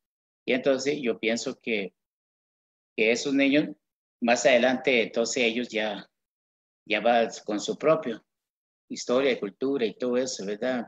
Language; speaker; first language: Spanish; non-native, local second language; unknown